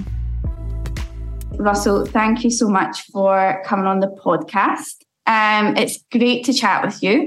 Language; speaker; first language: English; native; English